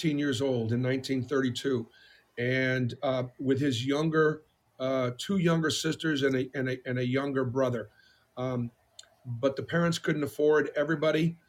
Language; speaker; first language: English; native; English